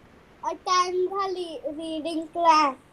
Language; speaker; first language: English; non-native, learner; Hindi